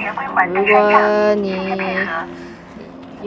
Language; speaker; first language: Chinese; non-native, learner; English